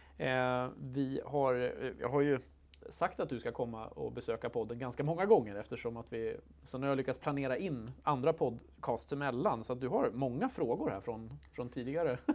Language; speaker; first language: Swedish; native; Swedish